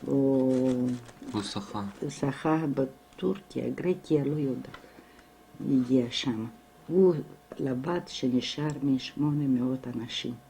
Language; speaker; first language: Hebrew; non-native, fluent; Romanian